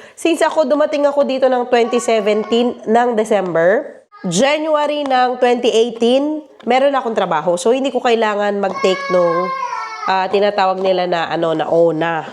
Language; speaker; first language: Filipino; native; Filipino